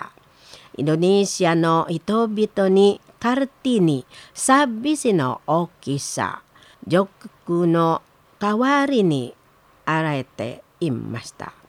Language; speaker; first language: Japanese; non-native, learner; Indonesian